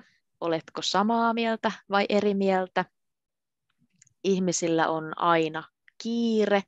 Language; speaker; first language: Finnish; native; Finnish